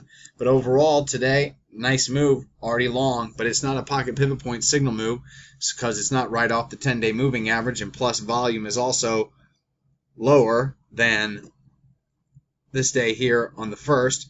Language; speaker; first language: English; native; English